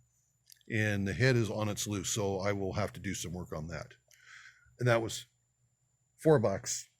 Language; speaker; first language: English; native; English